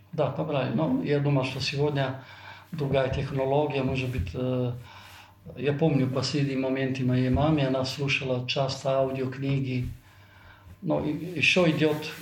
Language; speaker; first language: Russian; non-native, fluent; Italian